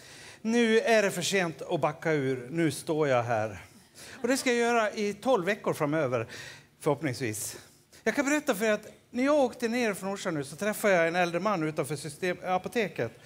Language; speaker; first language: Swedish; native; Swedish